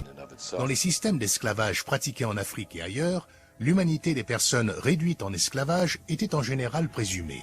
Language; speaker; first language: French; native; French